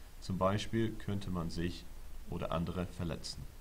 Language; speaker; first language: German; non-native, fluent; English